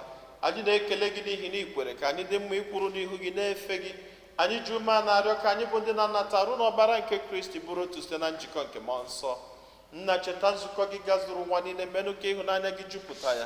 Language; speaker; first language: Igbo; native; Igbo